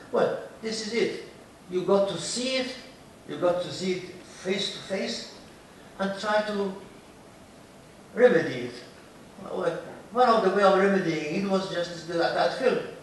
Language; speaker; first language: English; non-native, fluent; Persian